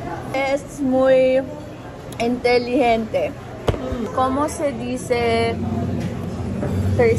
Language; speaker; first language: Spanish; non-native, learner; Filipino